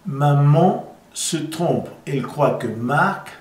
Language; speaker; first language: French; non-native, fluent; Spanish